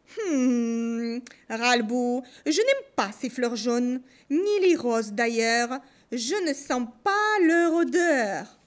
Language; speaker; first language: French; non-native, fluent; Russian